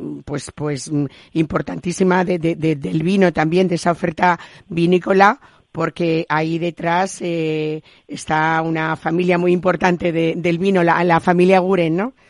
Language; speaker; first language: Spanish; native; Spanish